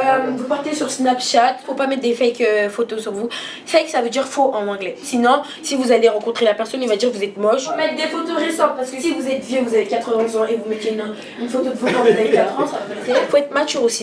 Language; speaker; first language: French; native; French